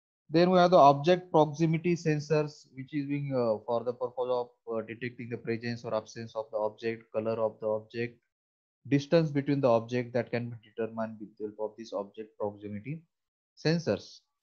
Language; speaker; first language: English; non-native, local second language; Marathi